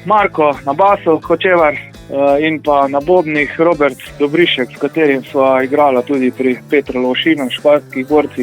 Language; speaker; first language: Slovenian; native; Slovenian